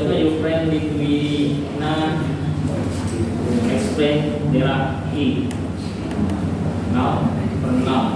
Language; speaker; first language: English; non-native, fluent; Indonesian